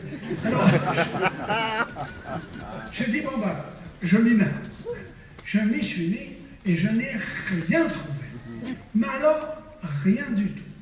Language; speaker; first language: French; native; French